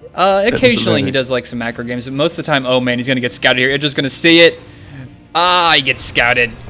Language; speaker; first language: English; native; English